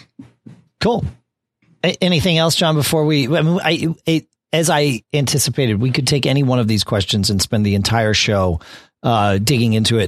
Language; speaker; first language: English; native; English